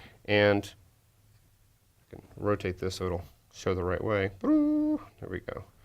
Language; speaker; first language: English; native; English